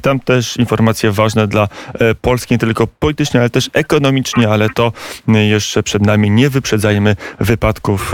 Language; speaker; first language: Polish; native; Polish